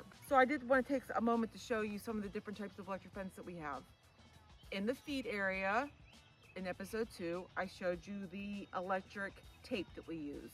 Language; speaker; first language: English; native; English